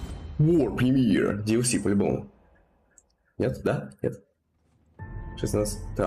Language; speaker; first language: Russian; native; Russian